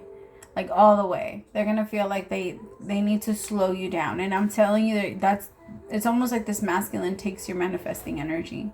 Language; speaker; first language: English; native; English